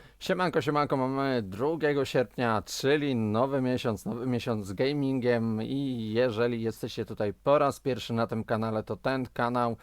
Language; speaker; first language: Polish; native; Polish